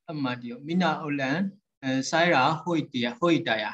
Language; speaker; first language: Finnish; non-native, learner; Burmese